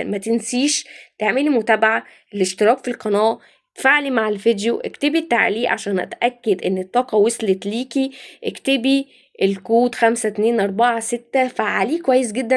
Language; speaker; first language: Arabic; native; Arabic